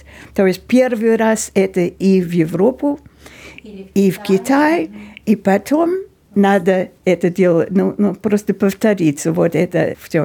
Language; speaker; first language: Russian; non-native, fluent; English